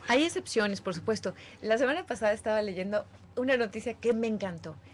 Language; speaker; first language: Spanish; native; Spanish